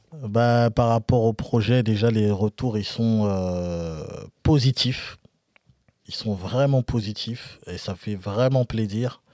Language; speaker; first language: French; native; French